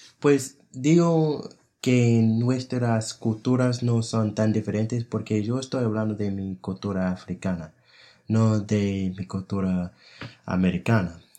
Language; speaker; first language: Spanish; non-native, fluent; English